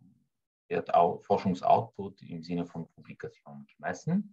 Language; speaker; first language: German; native; German